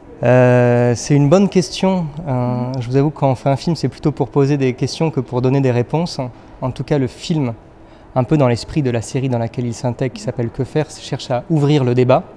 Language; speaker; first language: French; native; French